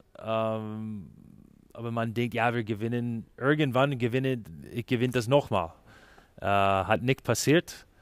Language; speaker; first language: German; non-native, fluent; English